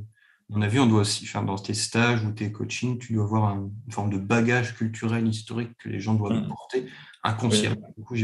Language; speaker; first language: French; native; French